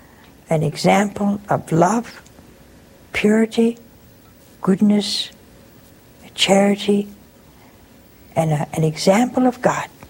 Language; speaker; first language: English; native; English